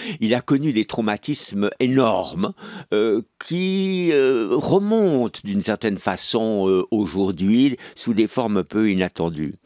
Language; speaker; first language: French; native; French